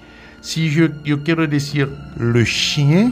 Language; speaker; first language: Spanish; non-native, fluent; French